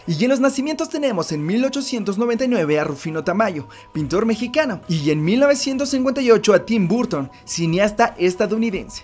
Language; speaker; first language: Spanish; native; Spanish